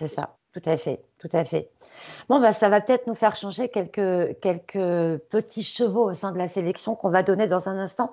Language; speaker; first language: French; native; French